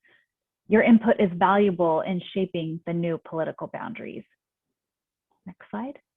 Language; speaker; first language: English; native; English